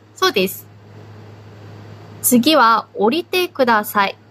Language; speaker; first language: Japanese; non-native, fluent; Korean